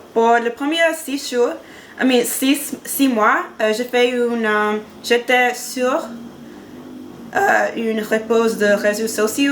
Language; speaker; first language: French; non-native, learner; English